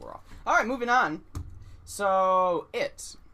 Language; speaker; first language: English; native; English